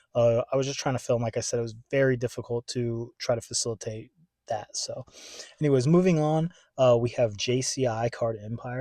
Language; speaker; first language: English; native; English